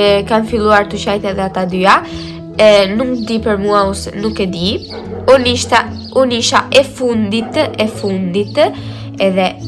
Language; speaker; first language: Albanian; early bilingual, heritage; Albanian